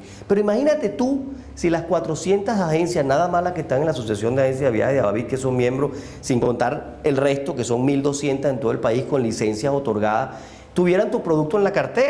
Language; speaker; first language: Spanish; native; Spanish